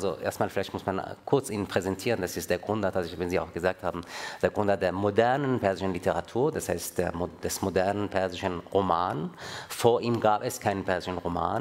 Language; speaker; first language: German; non-native, fluent; Persian